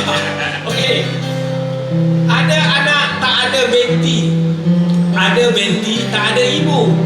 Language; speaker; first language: Malay; native; Malay